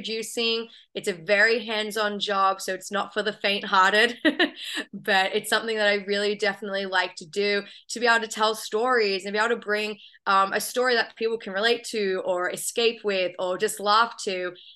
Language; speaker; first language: English; native; English